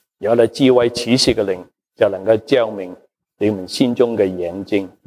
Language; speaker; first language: Chinese; non-native, local second language; Cantonese